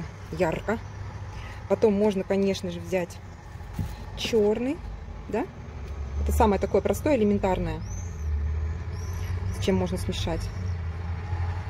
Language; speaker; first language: Russian; native; Russian